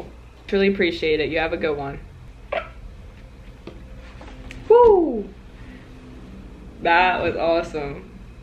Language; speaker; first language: English; native; English